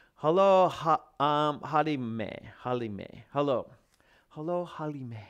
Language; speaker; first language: English; native; English